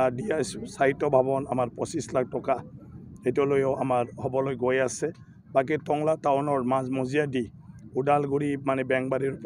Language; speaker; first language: Assamese; native; Assamese